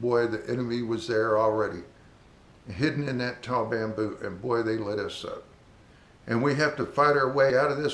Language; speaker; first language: English; native; English